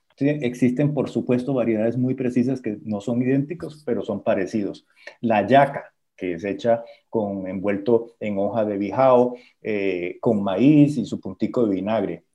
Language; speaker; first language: Spanish; native; Spanish